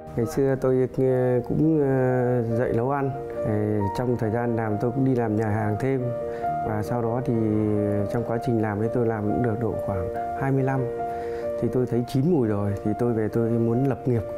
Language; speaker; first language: Vietnamese; native; Vietnamese